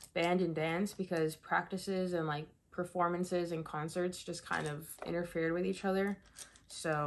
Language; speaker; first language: English; native; English